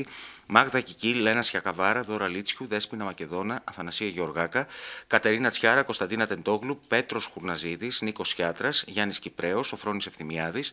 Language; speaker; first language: Greek; native; Greek